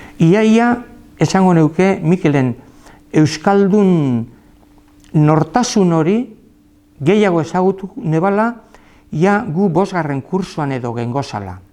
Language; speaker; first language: Basque; native; Basque